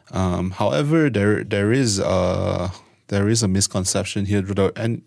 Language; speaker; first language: English; non-native, local second language; Chinese